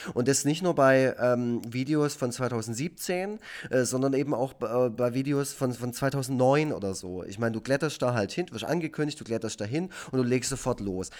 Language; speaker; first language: German; native; German